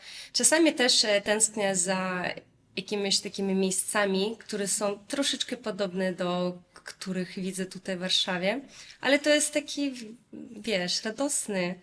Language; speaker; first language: Polish; non-native, fluent; Russian